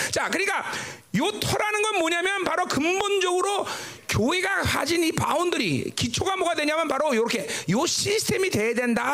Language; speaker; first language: Korean; native; Korean